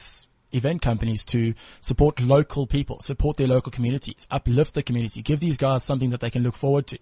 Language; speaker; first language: English; native; English